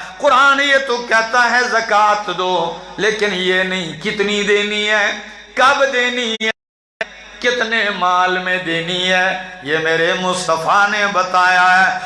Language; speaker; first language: Urdu; non-native, local second language; Pashto